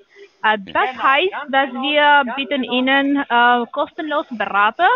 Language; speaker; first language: German; non-native, learner; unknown